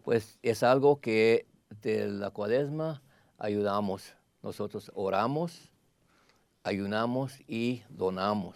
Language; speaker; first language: Spanish; early bilingual, heritage; Spanish